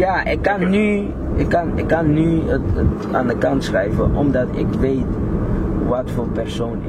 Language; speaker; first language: Dutch; non-native, local second language; Papiamento